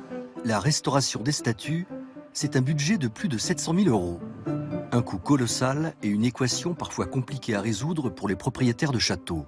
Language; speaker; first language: French; native; French